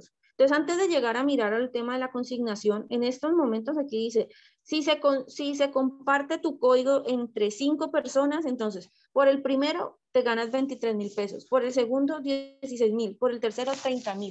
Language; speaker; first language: Spanish; native; Spanish